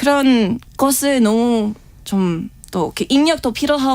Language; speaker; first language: Korean; non-native, fluent; English